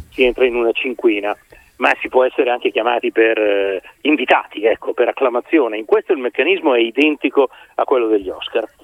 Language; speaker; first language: Italian; native; Italian